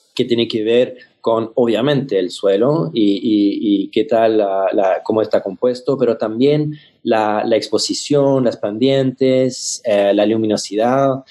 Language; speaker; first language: Spanish; non-native, fluent; French